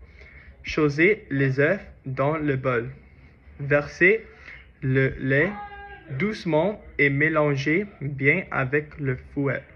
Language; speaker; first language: French; non-native, learner; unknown